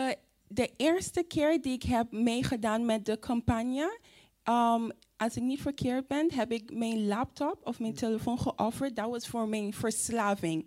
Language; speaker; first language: Dutch; non-native, fluent; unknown